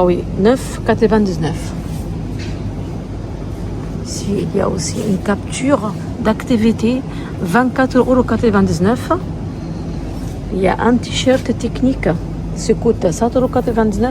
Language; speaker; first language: French; non-native, learner; Arabic